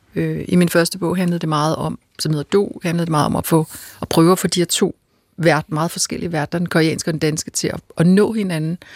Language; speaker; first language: Danish; native; Danish